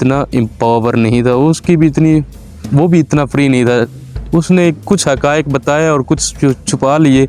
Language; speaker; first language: Urdu; non-native, local second language; Punjabi